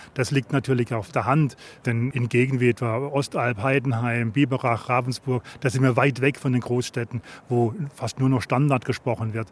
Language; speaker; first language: German; native; German